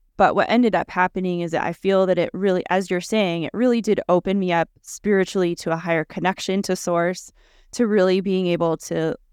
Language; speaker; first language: English; early bilingual, other home language; Russian